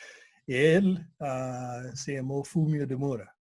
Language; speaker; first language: Spanish; non-native, fluent; English